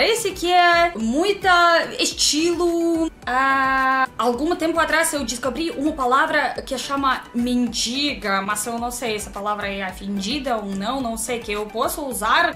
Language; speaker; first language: Portuguese; non-native, learner; Russian